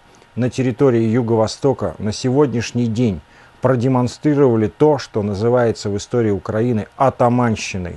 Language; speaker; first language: Russian; native; Russian